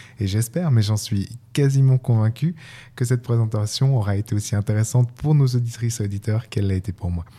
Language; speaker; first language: French; native; French